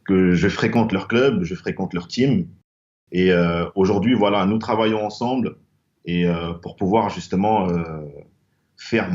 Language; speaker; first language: French; native; French